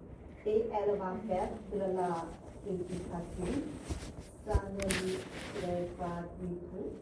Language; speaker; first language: French; non-native, learner; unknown